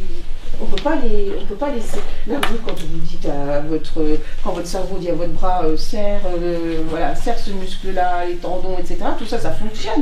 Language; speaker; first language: French; native; French